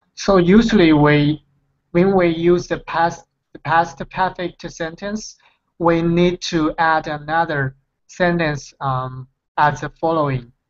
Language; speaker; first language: English; non-native, fluent; Chinese